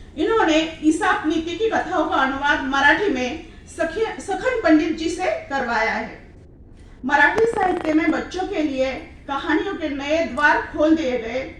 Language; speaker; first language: Hindi; non-native, local second language; Marathi